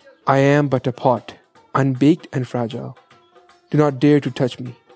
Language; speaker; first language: English; non-native, local second language; Punjabi